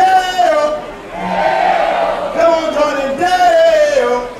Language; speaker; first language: English; native; English